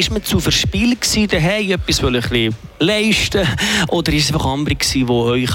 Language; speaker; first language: German; native; German